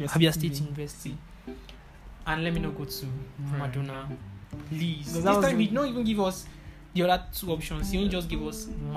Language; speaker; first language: English; non-native, local second language; Igbo